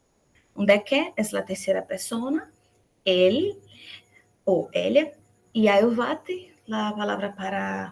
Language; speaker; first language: Spanish; non-native, fluent; Portuguese